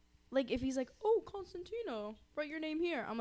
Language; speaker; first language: English; early bilingual, other home language; Greek